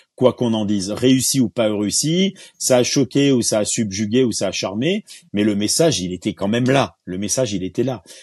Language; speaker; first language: French; native; French